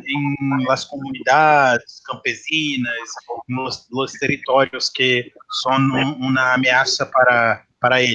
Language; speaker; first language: Spanish; non-native, learner; Portuguese